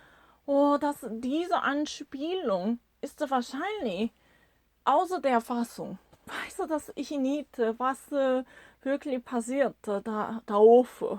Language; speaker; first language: German; non-native, learner; Korean